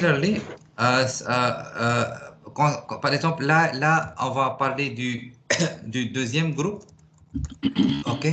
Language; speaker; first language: French; non-native, fluent; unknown